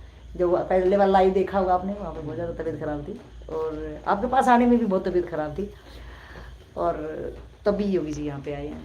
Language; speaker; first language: Hindi; native; Hindi